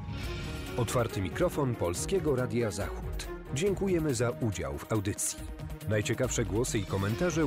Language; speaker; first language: Polish; native; Polish